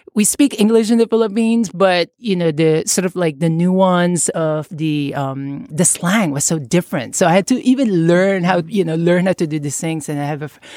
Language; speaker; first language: English; non-native, local second language; Filipino